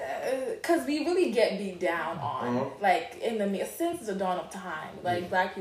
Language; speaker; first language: English; non-native, local second language; Akan